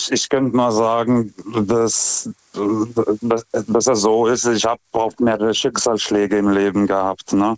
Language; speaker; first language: German; non-native, fluent; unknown